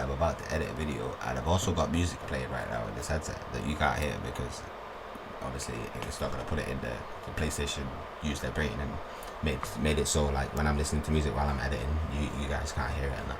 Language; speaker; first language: English; native; English